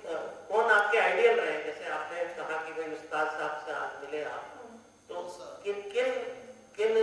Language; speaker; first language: Hindi; native; Hindi